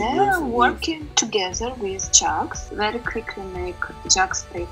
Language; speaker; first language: English; non-native, learner; Russian